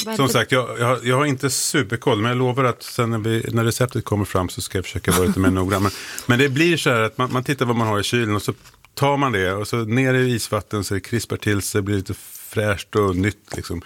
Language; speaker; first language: Swedish; native; Swedish